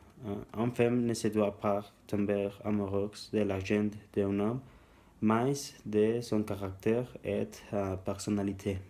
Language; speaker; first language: French; non-native, learner; Spanish